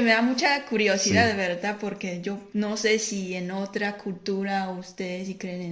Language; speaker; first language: Spanish; non-native, fluent; Chinese